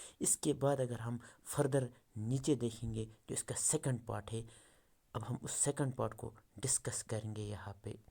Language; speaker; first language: Urdu; non-native, local second language; Kashmiri